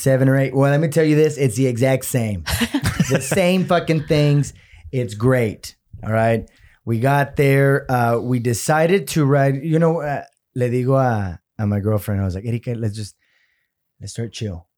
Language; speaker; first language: English; early bilingual, other home language; Spanish